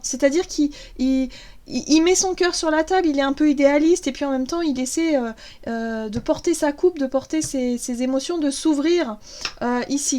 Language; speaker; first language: French; native; French